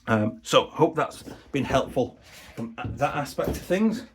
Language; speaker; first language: English; native; English